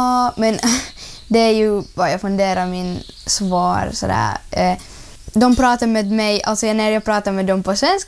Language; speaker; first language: Swedish; early bilingual, other home language; Ukrainian